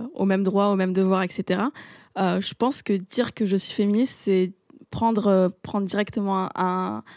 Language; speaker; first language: French; non-native, local second language; Arabic